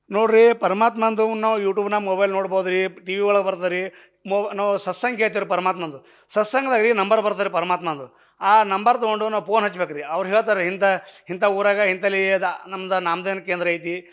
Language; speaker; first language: Kannada; native; Kannada